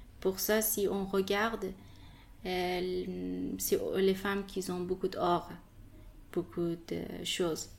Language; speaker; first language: French; non-native, learner; Persian